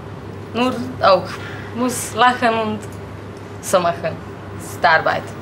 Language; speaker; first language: German; non-native, learner; Romanian